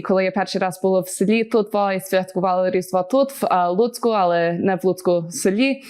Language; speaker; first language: Ukrainian; early bilingual, other home language; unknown